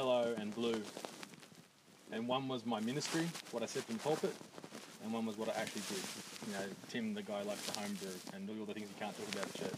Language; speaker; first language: English; native; English